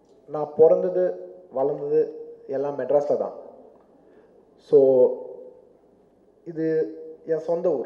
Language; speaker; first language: Tamil; non-native, local second language; Telugu